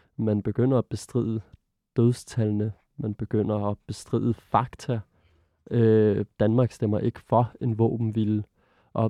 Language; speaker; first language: Danish; early bilingual, other home language; Arabic